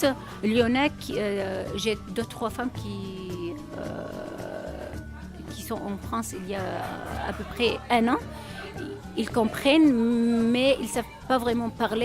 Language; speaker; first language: French; non-native, fluent; Arabic